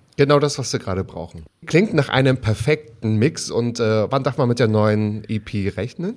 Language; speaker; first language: German; native; German